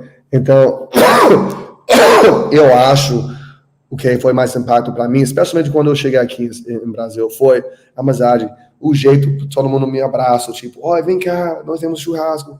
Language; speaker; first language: Portuguese; non-native, learner; English